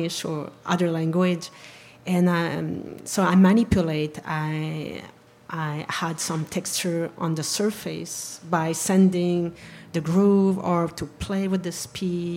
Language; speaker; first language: English; non-native, learner; French